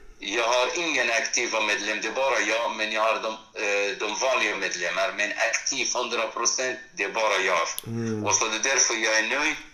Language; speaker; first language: Swedish; non-native, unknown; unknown